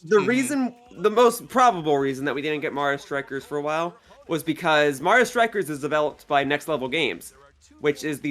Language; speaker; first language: English; native; English